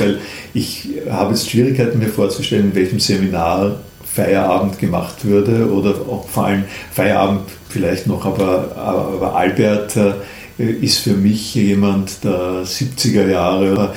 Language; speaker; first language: German; native; German